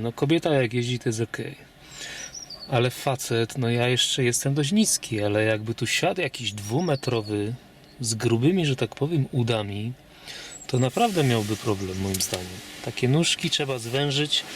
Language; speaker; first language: Polish; native; Polish